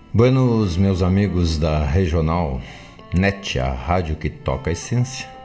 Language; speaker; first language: Portuguese; native; Portuguese